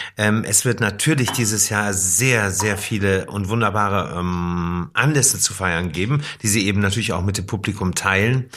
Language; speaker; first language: German; native; German